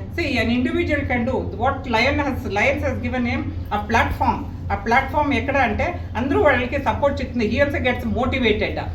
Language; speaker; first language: English; non-native, local second language; Telugu